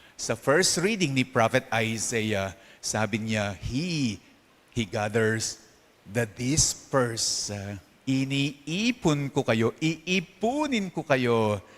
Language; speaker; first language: Filipino; non-native, local second language; Pampanga